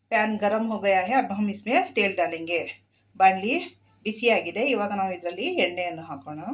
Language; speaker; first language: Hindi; native; Hindi